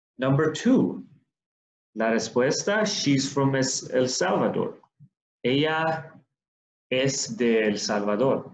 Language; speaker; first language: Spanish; non-native, fluent; Swedish